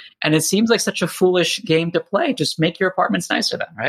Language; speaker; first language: English; native; English